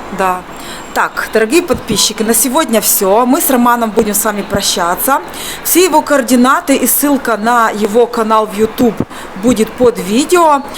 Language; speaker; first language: Russian; native; Russian